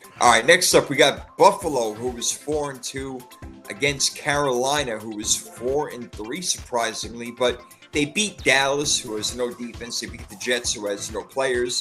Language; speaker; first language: English; native; English